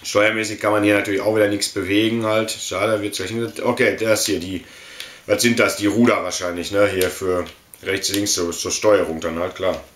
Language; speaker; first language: German; native; German